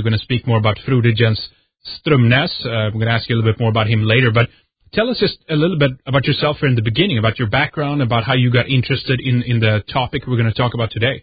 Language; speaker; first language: English; non-native, fluent; Swedish